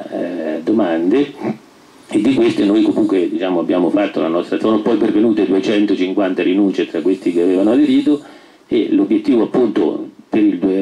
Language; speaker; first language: Italian; native; Italian